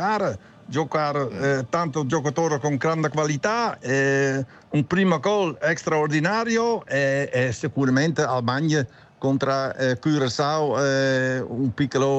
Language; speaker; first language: Italian; non-native, learner; Dutch